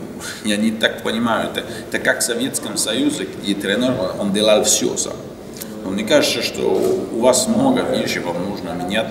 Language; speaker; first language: Russian; non-native, learner; French